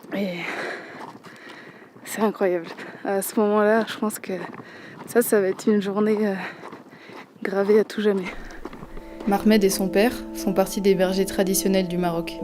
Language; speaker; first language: French; native; French